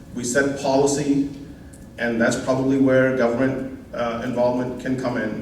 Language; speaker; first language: English; non-native, local second language; Hindi